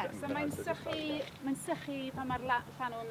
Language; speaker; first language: Welsh; non-native, local second language; English